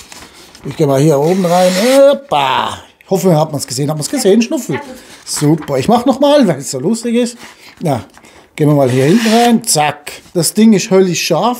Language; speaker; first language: German; native; German